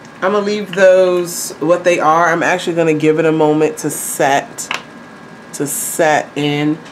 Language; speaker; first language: English; native; English